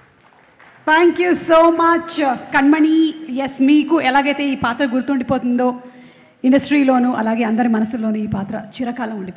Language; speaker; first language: Telugu; native; Telugu